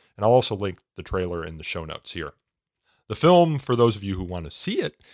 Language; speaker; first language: English; native; English